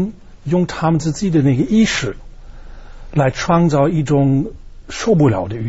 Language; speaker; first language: Chinese; non-native, fluent; German